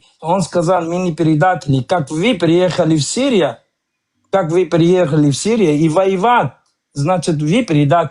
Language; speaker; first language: Russian; non-native, learner; Kurdish